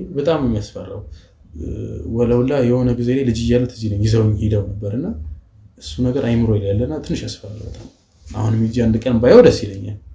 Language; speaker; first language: Amharic; native; Amharic